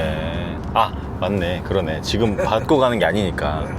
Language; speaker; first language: Korean; native; Korean